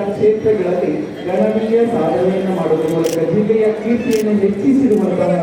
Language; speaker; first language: Kannada; native; Kannada